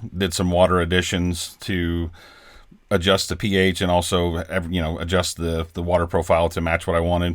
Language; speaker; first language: English; native; English